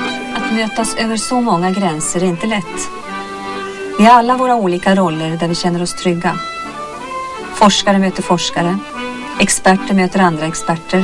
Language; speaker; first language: Swedish; native; Swedish